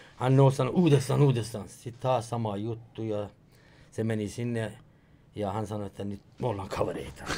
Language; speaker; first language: Finnish; non-native, fluent; Persian